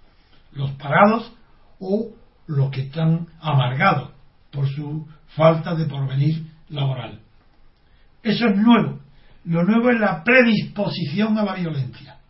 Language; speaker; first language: Spanish; native; Spanish